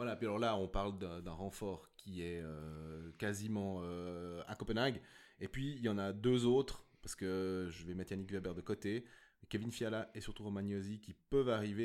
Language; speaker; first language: French; native; French